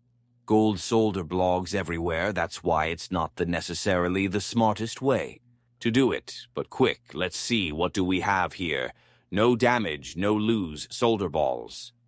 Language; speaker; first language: English; native; English